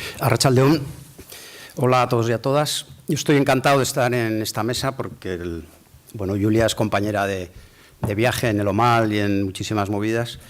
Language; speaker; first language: Spanish; native; Spanish